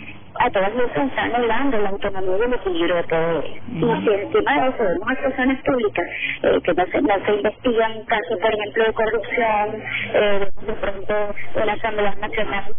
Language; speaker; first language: Spanish; native; Spanish